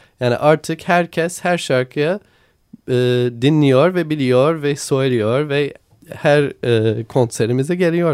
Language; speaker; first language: Turkish; non-native, learner; English